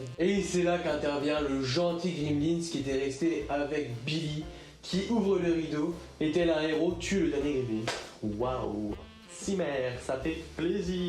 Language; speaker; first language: French; native; French